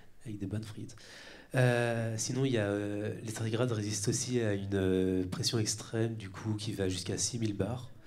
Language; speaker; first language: French; native; French